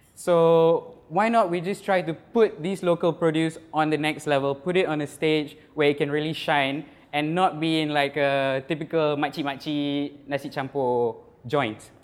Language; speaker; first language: English; non-native, local second language; Malay